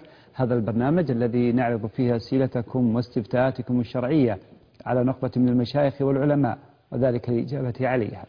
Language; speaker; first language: Arabic; native; Arabic